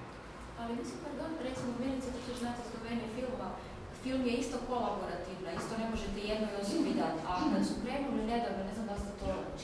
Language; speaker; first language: Croatian; native; Croatian